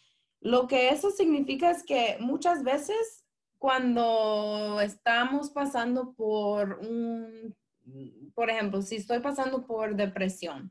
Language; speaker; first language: Spanish; early bilingual, heritage; Spanish